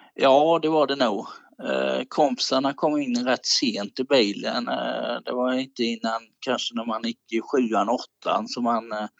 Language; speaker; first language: Swedish; native; Swedish